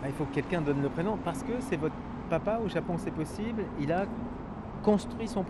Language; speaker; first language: French; native; French